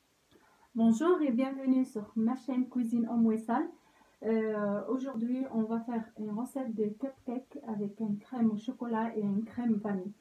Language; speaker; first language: French; non-native, local second language; Arabic